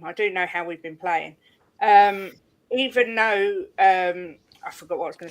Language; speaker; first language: English; native; English